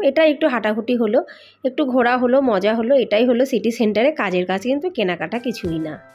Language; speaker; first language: Bangla; native; Bangla